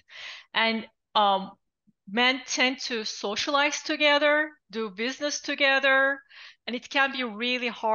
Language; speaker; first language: English; non-native, fluent; Turkish